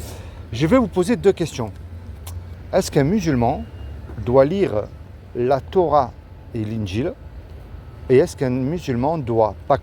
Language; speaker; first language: French; native; French